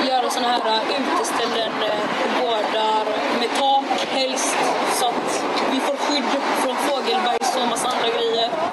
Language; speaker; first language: Swedish; early bilingual, other home language; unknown